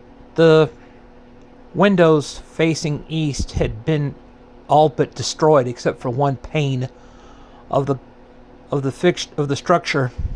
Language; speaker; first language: English; native; English